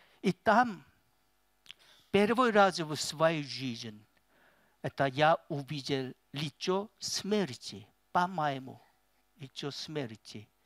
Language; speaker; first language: Russian; non-native, learner; Korean